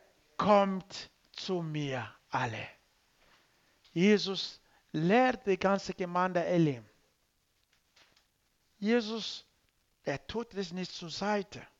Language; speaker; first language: German; non-native, learner; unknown